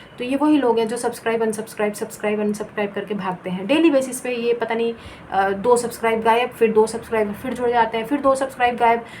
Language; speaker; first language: Hindi; non-native, local second language; Bangla